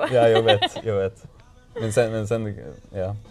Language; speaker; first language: Swedish; non-native, fluent; Spanish